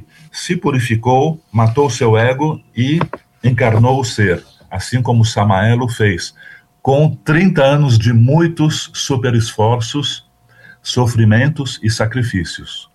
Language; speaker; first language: Portuguese; native; Portuguese